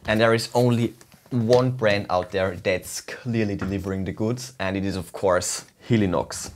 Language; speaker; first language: English; non-native, fluent; German